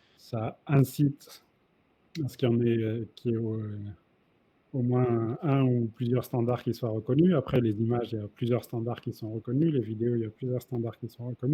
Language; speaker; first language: French; native; French